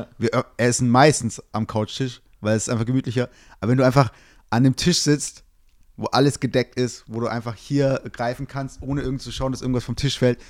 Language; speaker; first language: German; early bilingual, other home language; Turkish